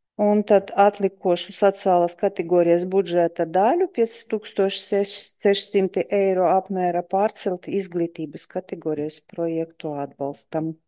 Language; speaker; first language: Latvian; non-native, local second language; Russian